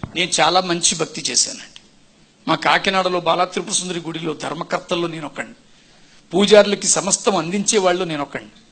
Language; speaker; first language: Telugu; non-native, fluent; Tamil